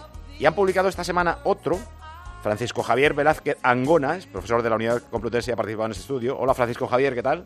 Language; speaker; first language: Spanish; native; Spanish